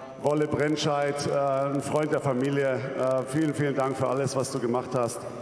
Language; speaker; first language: German; native; German